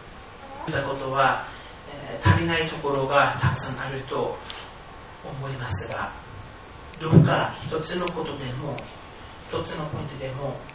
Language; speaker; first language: Japanese; non-native, fluent; English